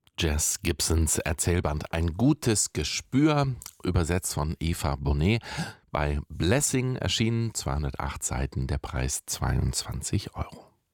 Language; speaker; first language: German; native; German